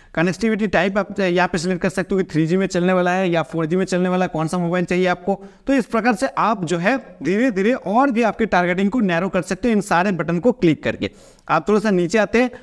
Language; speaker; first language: Hindi; non-native, local second language; Bangla